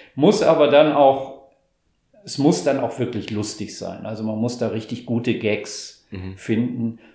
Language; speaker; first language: German; native; German